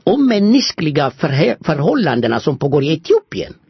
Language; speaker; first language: Swedish; non-native, fluent; Amharic